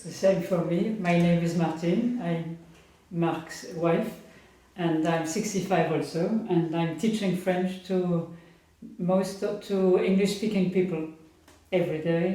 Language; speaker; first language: English; non-native, fluent; French